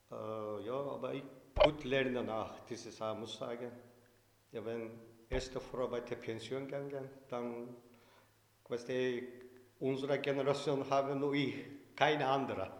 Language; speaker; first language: German; non-native, learner; Turkish